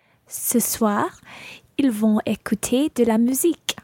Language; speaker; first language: French; non-native, learner; English